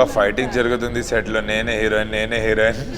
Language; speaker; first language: Telugu; non-native, learner; Hindi